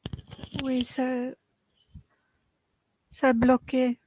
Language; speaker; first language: French; non-native, fluent; English